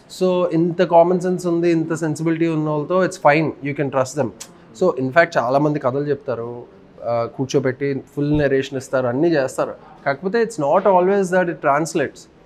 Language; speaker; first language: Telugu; native; Telugu